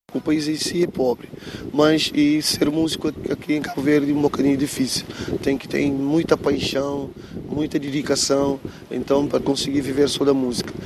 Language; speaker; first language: Portuguese; non-native, local second language; Kabuverdianu